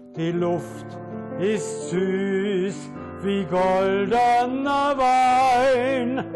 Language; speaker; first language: German; native; German